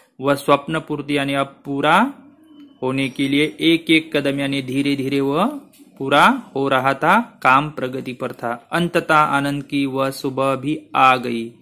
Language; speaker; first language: Hindi; non-native, local second language; Marathi